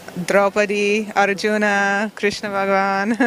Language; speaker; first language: Hindi; non-native, learner; English